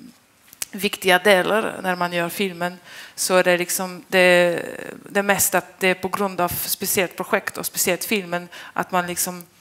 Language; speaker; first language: Swedish; non-native, fluent; Polish